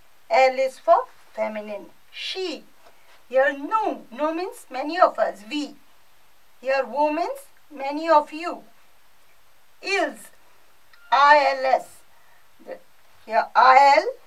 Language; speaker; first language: English; non-native, local second language; Konkani